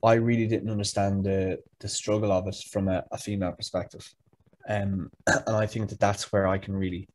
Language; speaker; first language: English; native; English